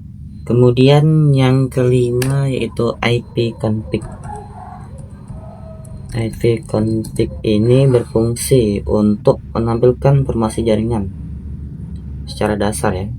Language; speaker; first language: Indonesian; native; Indonesian